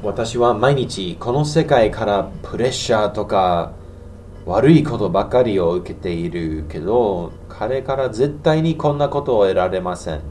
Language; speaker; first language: Japanese; non-native, learner; English